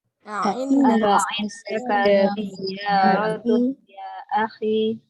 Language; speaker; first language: Arabic; non-native, learner; Indonesian